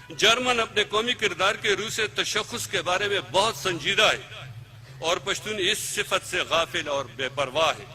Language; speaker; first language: Urdu; non-native, local second language; Pashto